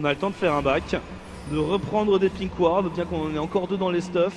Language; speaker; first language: French; native; French